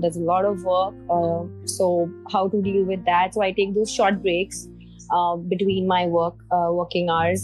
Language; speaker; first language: English; non-native, local second language; Hindi